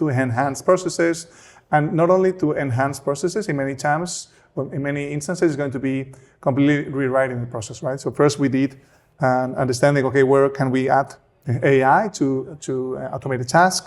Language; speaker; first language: English; non-native, fluent; Spanish